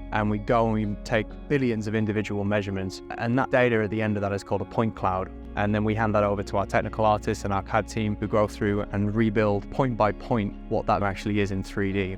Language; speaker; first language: English; native; English